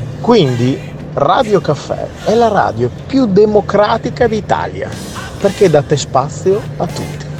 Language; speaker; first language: Italian; native; Italian